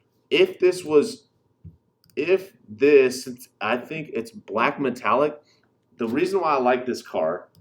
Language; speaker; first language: English; native; English